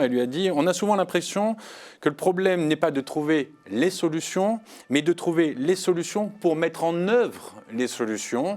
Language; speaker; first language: French; native; French